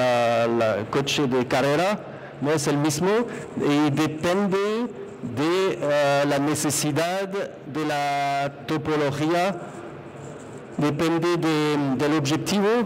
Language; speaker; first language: Spanish; non-native, fluent; French